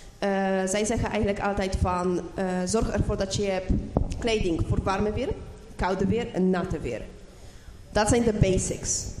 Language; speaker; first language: Dutch; non-native, fluent; Polish